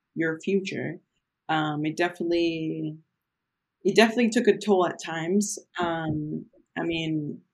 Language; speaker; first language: English; early bilingual, other home language; Portuguese